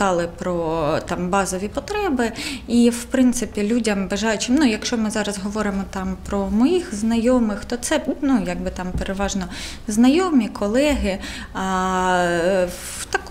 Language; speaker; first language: Ukrainian; non-native, local second language; Russian